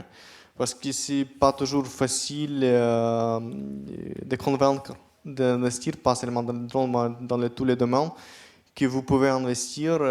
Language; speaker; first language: French; non-native, fluent; Ukrainian